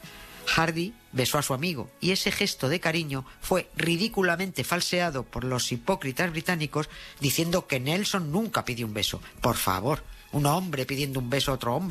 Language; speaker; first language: Spanish; native; Spanish